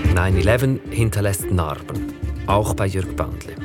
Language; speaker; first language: German; native; German